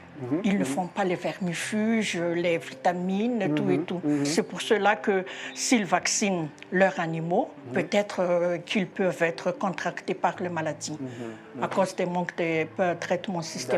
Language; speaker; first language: French; non-native, local second language; Malagasy